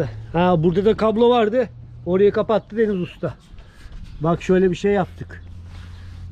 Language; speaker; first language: Turkish; native; Turkish